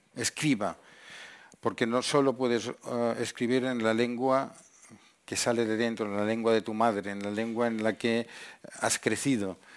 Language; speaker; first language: Spanish; non-native, local second language; Catalan